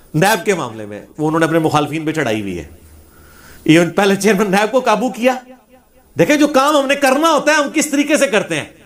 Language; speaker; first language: Urdu; non-native, local second language; Punjabi